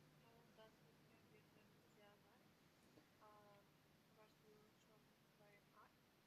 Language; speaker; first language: German; non-native, learner; Macedonian